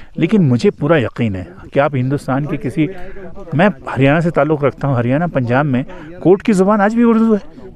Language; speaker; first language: Urdu; native; Urdu